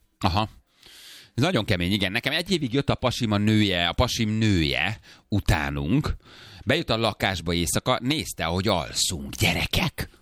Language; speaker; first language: Hungarian; native; Hungarian